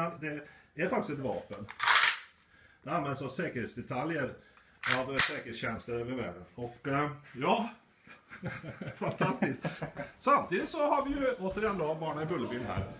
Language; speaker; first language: Swedish; native; Swedish